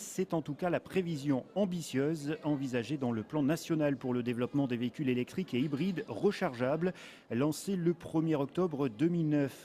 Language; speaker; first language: French; native; French